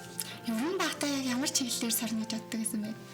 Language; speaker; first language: Mongolian; native; Mongolian